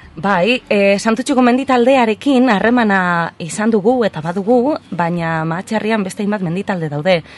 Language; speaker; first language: Basque; native; Basque